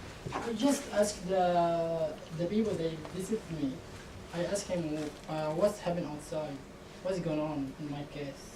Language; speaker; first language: English; non-native, learner; Arabic